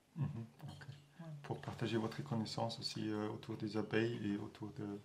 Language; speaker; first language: French; non-native, fluent; German